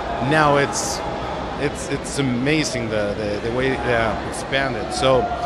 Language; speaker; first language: English; non-native, fluent; Spanish